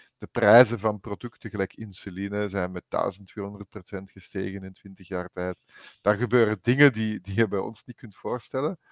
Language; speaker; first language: Dutch; native; Dutch